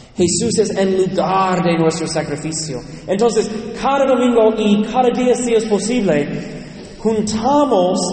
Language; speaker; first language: Spanish; non-native, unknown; English